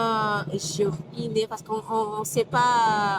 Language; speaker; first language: French; non-native, fluent; Portuguese